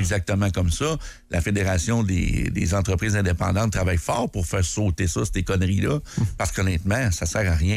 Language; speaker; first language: French; native; French